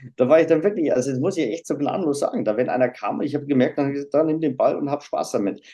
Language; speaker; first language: German; native; German